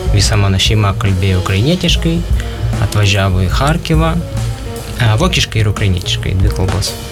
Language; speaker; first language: Lithuanian; non-native, fluent; Ukrainian